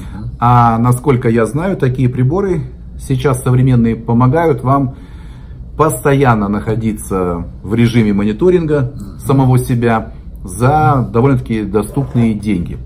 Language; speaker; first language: Russian; native; Russian